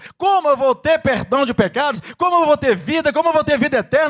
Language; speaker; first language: Portuguese; native; Portuguese